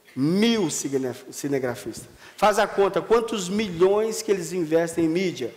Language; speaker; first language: Portuguese; native; Portuguese